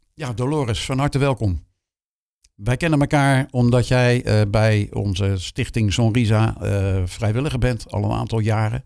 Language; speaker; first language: Dutch; native; Dutch